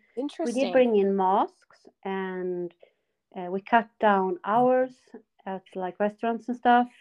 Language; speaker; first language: English; non-native, fluent; Swedish